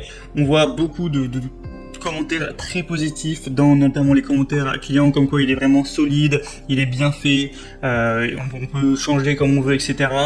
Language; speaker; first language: French; native; French